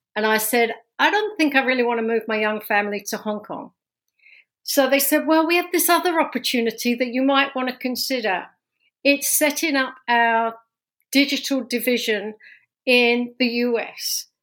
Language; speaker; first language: English; native; English